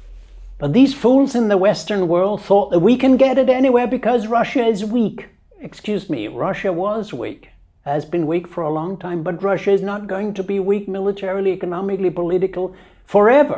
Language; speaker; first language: English; non-native, fluent; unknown